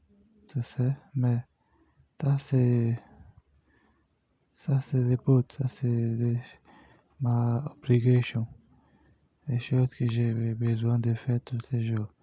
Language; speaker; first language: French; non-native, learner; Portuguese